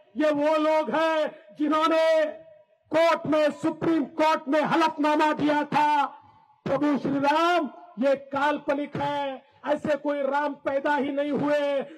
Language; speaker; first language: Hindi; non-native, local second language; Marathi